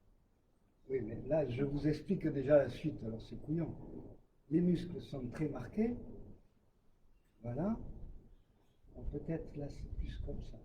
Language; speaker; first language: French; native; French